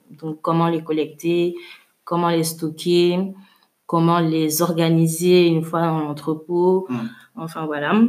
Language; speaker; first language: French; native; French